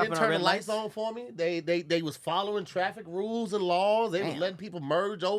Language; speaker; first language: English; native; English